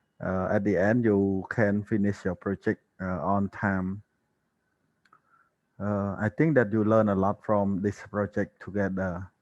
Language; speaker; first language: English; non-native, learner; Khmer